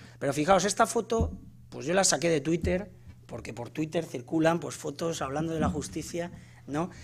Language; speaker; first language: Spanish; native; Spanish